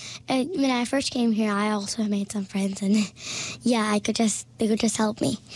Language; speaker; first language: English; non-native, fluent; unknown